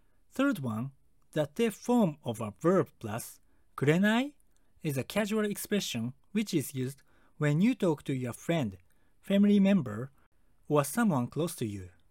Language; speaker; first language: English; non-native, fluent; Japanese